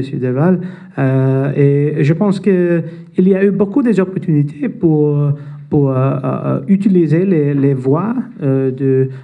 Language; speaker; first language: French; non-native, fluent; English